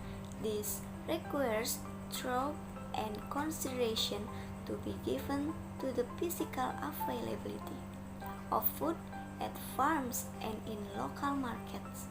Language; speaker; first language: English; non-native, learner; Indonesian